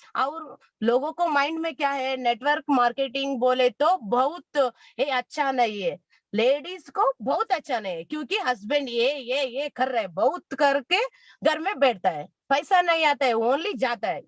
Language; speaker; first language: Hindi; non-native, local second language; Kannada